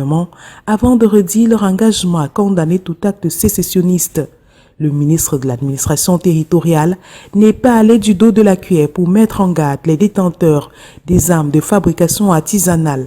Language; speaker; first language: French; native; French